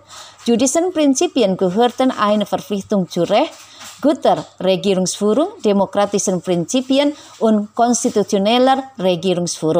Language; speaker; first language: German; non-native, fluent; Indonesian